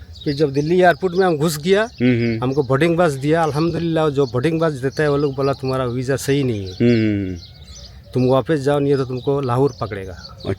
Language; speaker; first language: Hindi; non-native, learner; Bangla